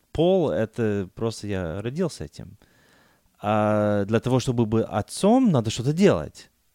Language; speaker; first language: Russian; non-native, fluent; English